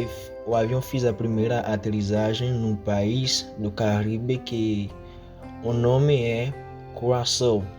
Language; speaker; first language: Portuguese; non-native, fluent; Haitian Creole